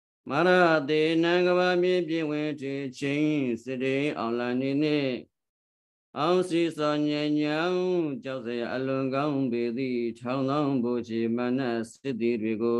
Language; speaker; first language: Burmese; native; Burmese